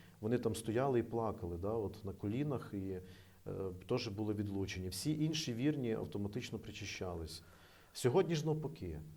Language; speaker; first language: Ukrainian; native; Ukrainian